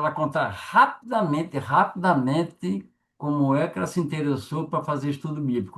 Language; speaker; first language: Portuguese; native; Portuguese